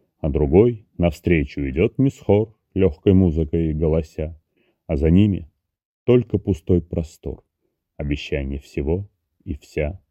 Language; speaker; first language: Russian; native; Russian